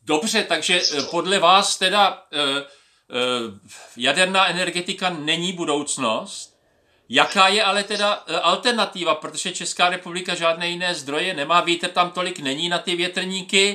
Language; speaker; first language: Czech; native; Czech